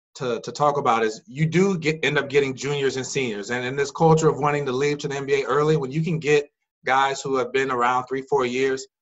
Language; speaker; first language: English; native; English